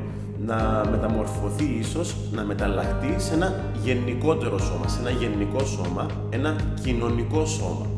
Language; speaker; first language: Greek; native; Greek